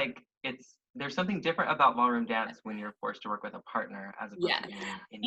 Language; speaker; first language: English; native; English